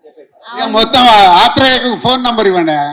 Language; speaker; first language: Telugu; native; Telugu